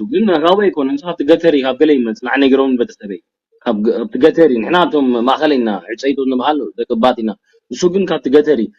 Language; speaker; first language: Tigrinya; early bilingual, heritage; Tigrinya